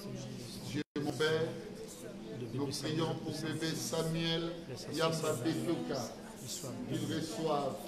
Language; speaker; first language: French; non-native, local second language; Lingala